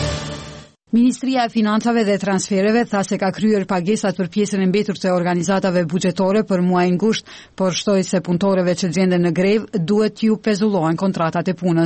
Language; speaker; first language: Albanian; native; Albanian